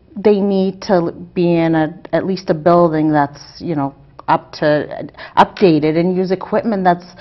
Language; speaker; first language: English; native; English